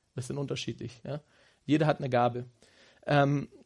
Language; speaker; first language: German; non-native, fluent; English